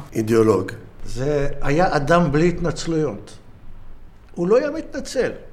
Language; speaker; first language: Hebrew; native; Hebrew